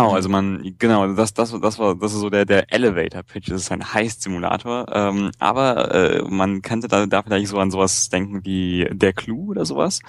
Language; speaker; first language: German; native; German